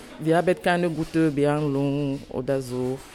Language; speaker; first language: German; non-native, learner; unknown